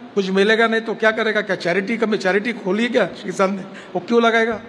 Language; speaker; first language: Hindi; non-native, local second language; Marathi